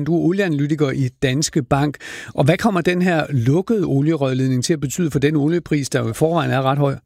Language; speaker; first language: Danish; native; Danish